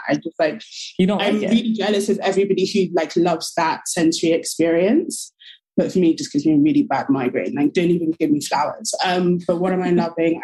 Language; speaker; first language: English; native; English